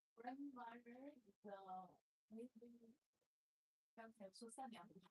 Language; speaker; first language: English; non-native, learner; Chinese